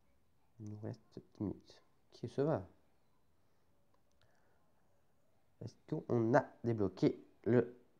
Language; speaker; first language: French; native; French